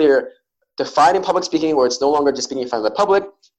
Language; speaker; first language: English; native; English